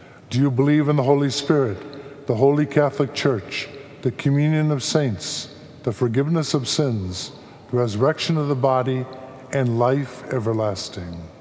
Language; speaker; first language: English; native; English